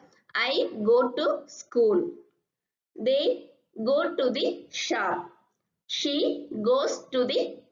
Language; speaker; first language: English; non-native, local second language; Tamil